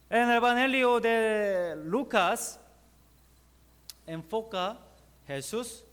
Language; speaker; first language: Spanish; non-native, learner; Korean